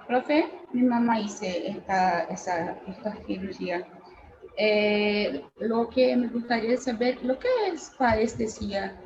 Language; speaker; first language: Spanish; non-native, fluent; Portuguese